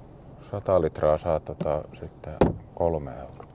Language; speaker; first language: Finnish; native; Finnish